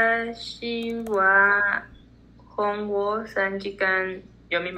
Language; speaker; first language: Japanese; non-native, learner; Spanish